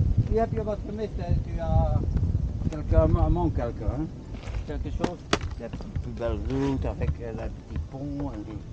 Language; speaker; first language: French; non-native, local second language; Dutch